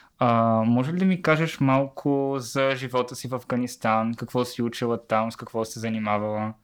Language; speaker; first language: Bulgarian; native; Bulgarian